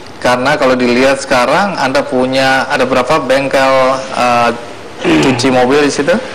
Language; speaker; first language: Indonesian; native; Indonesian